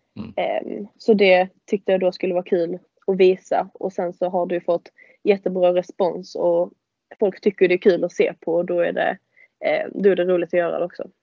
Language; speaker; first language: Swedish; native; Swedish